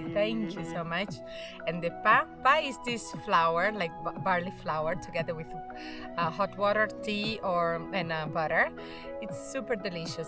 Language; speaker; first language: English; non-native, fluent; Tibetan